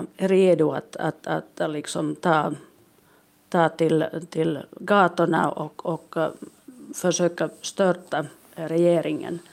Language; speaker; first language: Swedish; non-native, local second language; Finnish